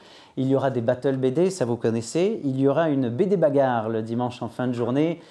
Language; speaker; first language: French; native; French